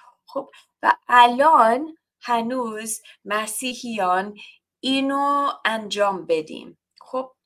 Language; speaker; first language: Persian; non-native, learner; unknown